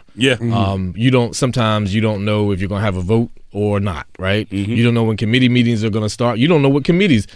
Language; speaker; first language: English; native; English